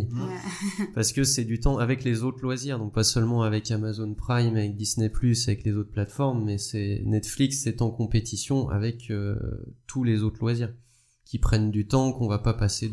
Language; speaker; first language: French; native; French